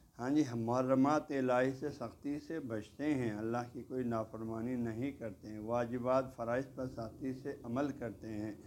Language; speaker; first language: Urdu; non-native, local second language; Balti